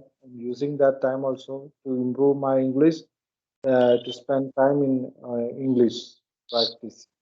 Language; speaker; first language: English; non-native, learner; Malayalam